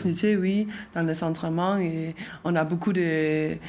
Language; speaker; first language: French; non-native, learner; Danish